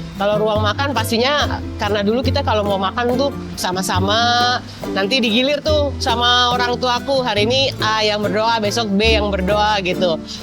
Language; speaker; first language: Indonesian; native; Indonesian